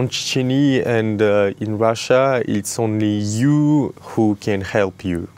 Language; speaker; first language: French; non-native, learner; Chechen